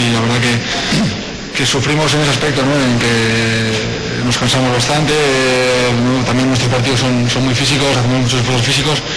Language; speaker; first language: Spanish; native; Spanish